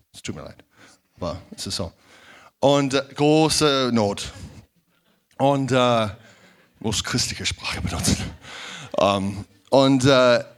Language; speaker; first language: German; non-native, fluent; English